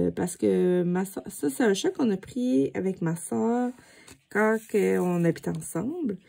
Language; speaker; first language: French; native; French